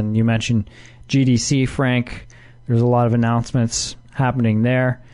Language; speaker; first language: English; native; English